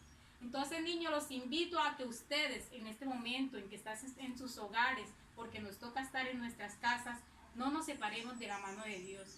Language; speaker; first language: Spanish; native; Spanish